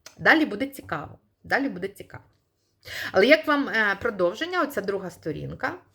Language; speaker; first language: Ukrainian; non-native, local second language; Russian